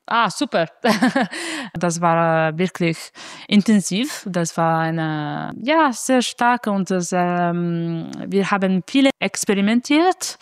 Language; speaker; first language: German; non-native, fluent; Italian